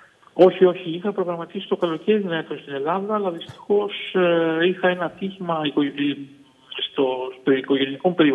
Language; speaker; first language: Greek; native; Greek